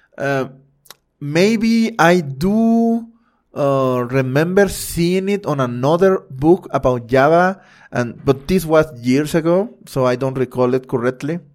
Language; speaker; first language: English; non-native, fluent; Spanish